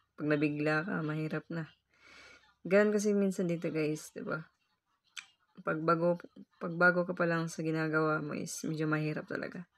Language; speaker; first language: Filipino; non-native, local second language; Cebuano